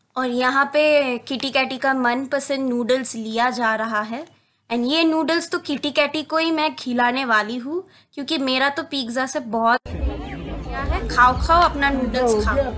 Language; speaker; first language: Hindi; non-native, local second language; Bangla